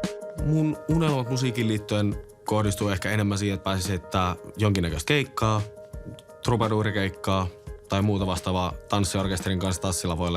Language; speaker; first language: Finnish; native; Finnish